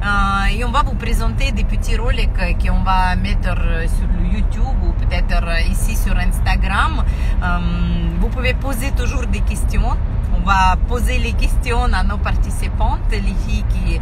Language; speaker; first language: French; non-native, fluent; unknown